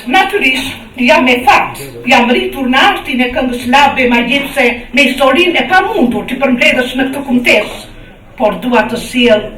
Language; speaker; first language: Albanian; native; Albanian